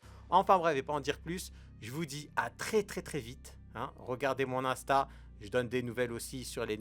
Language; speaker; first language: French; native; French